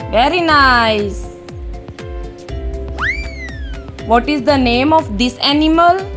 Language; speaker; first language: English; non-native, local second language; Hindi